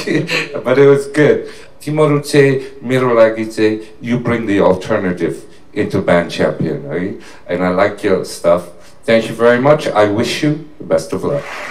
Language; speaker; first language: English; non-native, fluent; Nepali